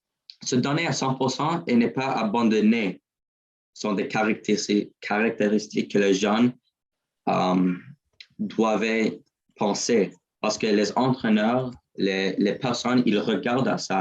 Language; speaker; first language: French; non-native, learner; English